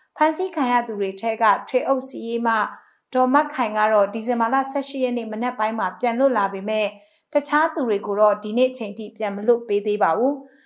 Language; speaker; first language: Burmese; native; Burmese